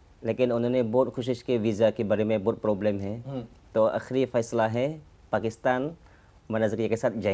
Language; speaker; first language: Hindi; non-native, fluent; Khmer